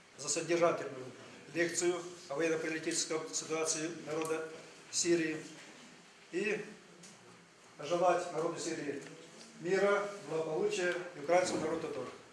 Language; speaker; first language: Russian; non-native, fluent; Arabic